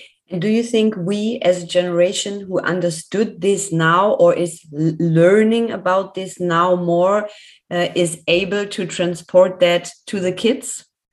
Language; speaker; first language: English; non-native, fluent; German